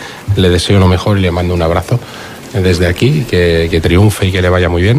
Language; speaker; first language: Spanish; native; Spanish